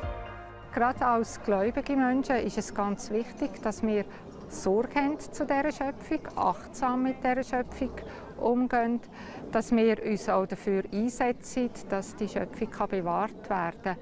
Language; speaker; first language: German; native; German